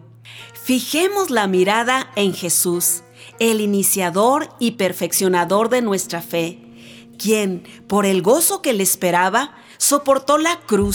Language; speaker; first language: Spanish; native; Spanish